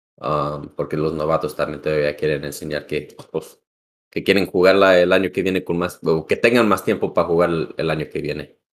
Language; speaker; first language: Spanish; early bilingual, heritage; Spanish